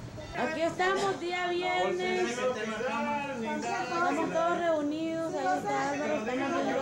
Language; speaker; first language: Spanish; native; Spanish